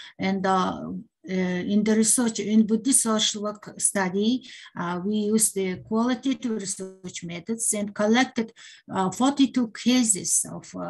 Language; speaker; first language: English; non-native, learner; Mongolian